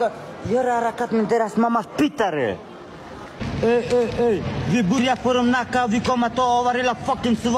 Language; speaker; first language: Swedish; non-native, learner; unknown